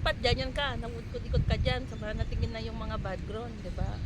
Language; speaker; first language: Filipino; non-native, learner; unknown